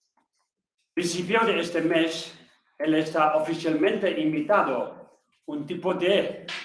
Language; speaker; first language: Spanish; non-native, learner; Tibetan